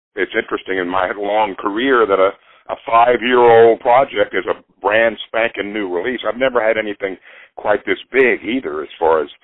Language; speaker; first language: English; native; English